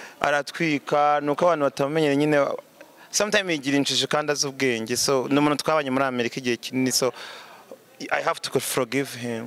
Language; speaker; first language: Kinyarwanda; early bilingual, heritage; Kinyarwanda